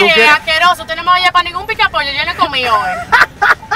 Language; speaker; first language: Spanish; native; Spanish